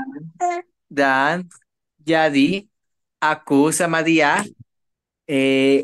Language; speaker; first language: Indonesian; non-native, learner; Spanish